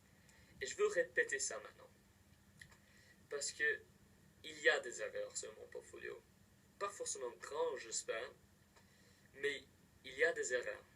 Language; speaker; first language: French; non-native, fluent; English